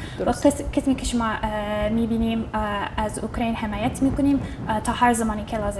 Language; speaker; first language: Persian; non-native, fluent; English